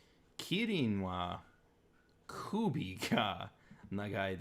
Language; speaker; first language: Japanese; non-native, learner; English